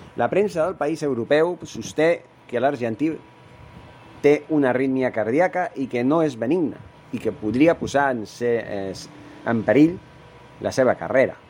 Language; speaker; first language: Catalan; non-native, local second language; Spanish